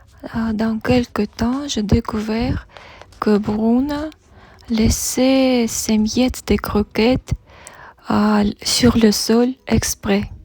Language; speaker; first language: French; non-native, learner; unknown